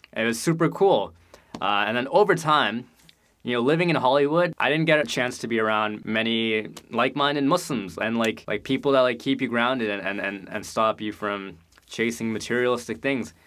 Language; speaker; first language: English; native; English